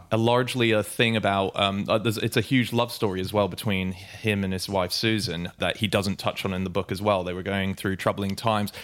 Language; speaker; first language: English; native; English